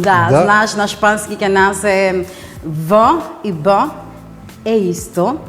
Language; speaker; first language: Macedonian; non-native, learner; Spanish